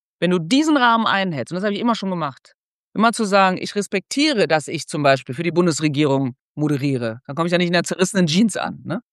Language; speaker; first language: German; native; German